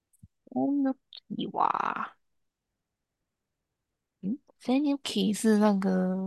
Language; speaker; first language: Japanese; non-native, learner; Chinese